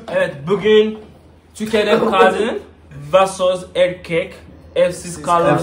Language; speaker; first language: Turkish; non-native, learner; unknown